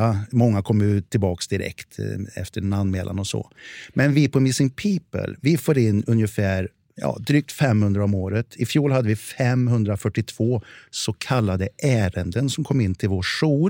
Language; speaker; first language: Swedish; native; Swedish